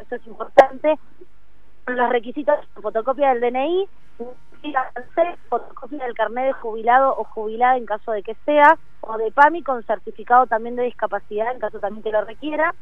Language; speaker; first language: Spanish; native; Spanish